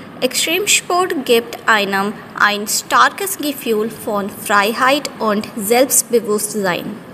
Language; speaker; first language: German; non-native, fluent; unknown